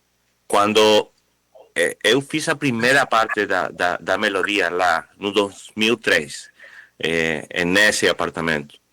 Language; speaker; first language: Portuguese; non-native, fluent; Spanish